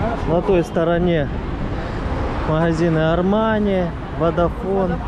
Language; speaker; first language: Russian; native; Russian